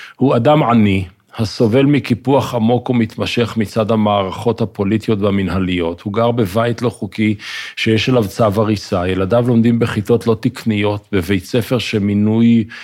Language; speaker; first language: Hebrew; native; Hebrew